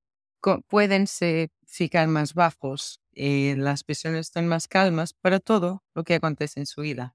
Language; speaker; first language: Spanish; non-native, fluent; Portuguese